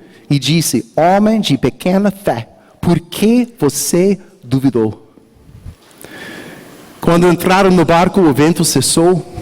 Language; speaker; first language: Portuguese; non-native, learner; English